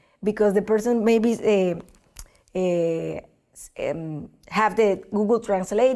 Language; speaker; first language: English; non-native, learner; Spanish